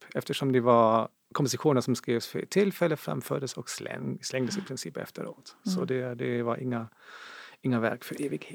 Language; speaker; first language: Swedish; non-native, fluent; German